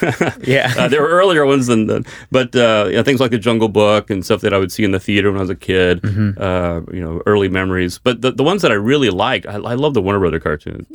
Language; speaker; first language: English; native; English